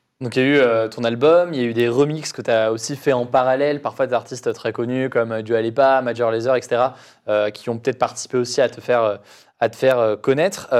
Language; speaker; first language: French; native; French